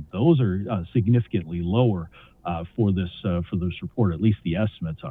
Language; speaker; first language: English; native; English